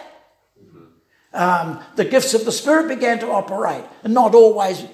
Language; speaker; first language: English; native; English